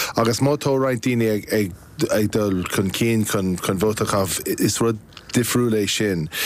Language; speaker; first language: Irish; non-native, local second language; English